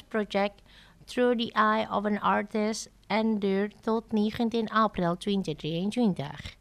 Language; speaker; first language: Dutch; non-native, fluent; Indonesian